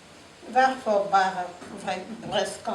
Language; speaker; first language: Swedish; non-native, fluent; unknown